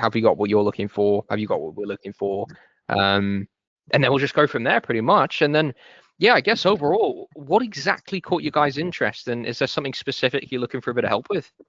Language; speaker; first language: English; native; English